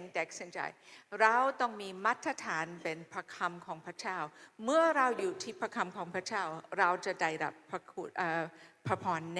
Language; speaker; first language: Thai; non-native, fluent; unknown